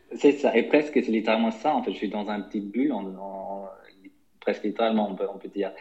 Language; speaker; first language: French; non-native, fluent; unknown